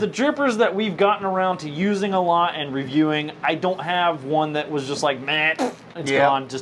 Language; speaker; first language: English; native; English